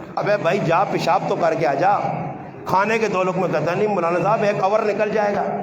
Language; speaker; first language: Urdu; non-native, local second language; Punjabi